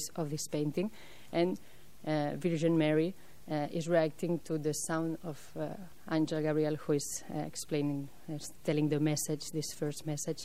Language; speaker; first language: English; non-native, fluent; French